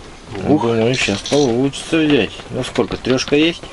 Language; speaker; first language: Russian; native; Russian